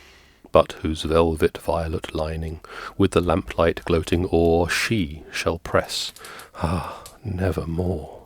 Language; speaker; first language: English; native; English